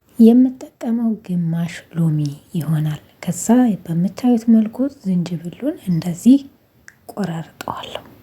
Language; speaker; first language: Amharic; native; Amharic